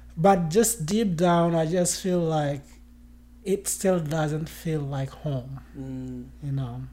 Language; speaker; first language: English; non-native, fluent; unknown